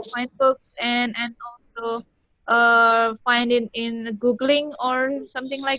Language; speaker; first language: English; non-native, learner; Indonesian